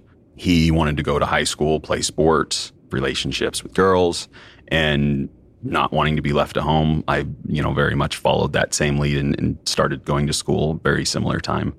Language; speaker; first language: English; native; English